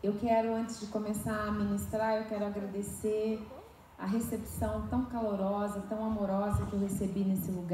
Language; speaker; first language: Portuguese; native; Portuguese